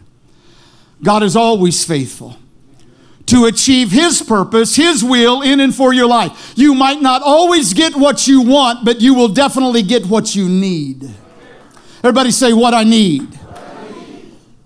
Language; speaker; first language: English; native; English